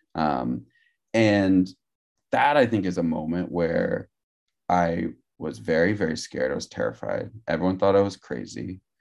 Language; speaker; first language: English; native; English